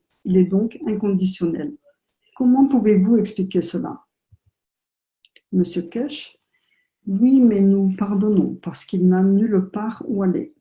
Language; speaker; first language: French; native; French